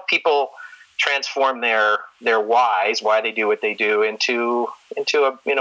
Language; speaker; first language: English; native; English